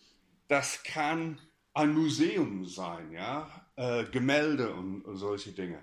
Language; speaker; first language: German; non-native, fluent; English